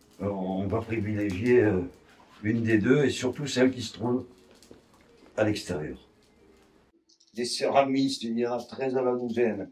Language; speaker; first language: French; native; French